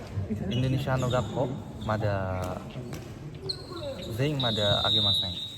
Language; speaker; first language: Japanese; non-native, learner; Indonesian